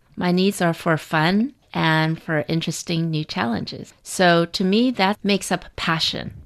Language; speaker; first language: English; native; English